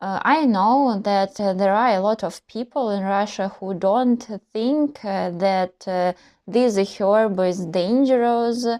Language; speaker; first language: English; non-native, learner; Russian